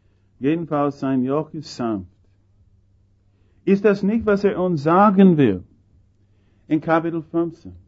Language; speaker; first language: German; non-native, fluent; English